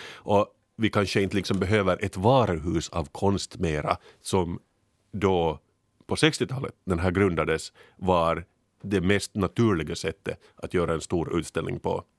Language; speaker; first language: Swedish; native; Swedish